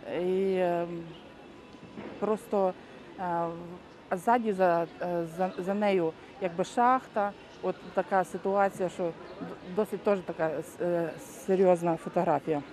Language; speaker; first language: Ukrainian; native; Ukrainian